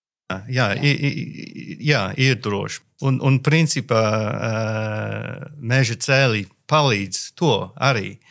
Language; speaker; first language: Latvian; non-native, learner; English